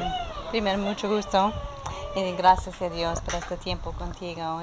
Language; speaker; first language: Spanish; non-native, learner; English